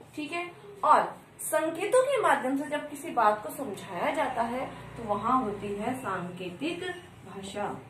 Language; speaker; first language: Hindi; native; Hindi